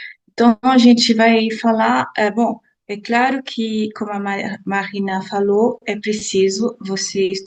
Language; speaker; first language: Portuguese; non-native, fluent; French